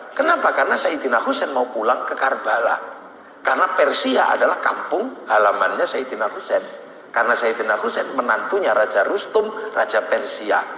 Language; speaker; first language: Indonesian; native; Indonesian